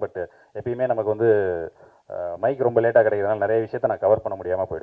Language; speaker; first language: Tamil; native; Tamil